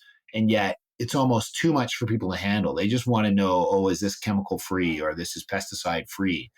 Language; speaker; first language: English; native; English